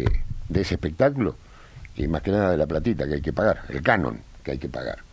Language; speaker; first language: Spanish; native; Spanish